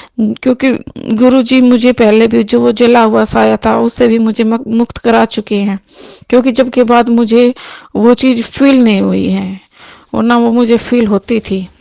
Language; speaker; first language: Hindi; non-native, local second language; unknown